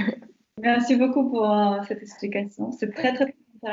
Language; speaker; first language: French; non-native, fluent; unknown